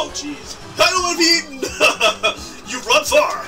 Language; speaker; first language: English; native; English